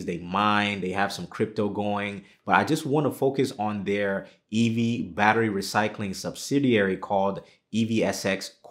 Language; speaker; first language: English; native; English